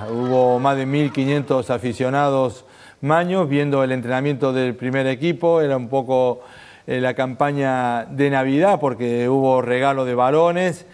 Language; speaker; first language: Spanish; native; Spanish